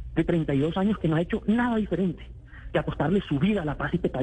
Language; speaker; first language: Spanish; native; Spanish